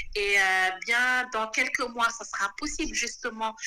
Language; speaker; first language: French; non-native, local second language; Wolof